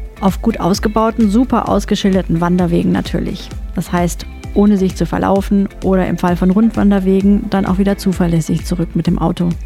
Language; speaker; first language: German; native; German